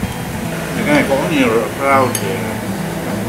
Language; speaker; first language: Vietnamese; non-native, learner; Japanese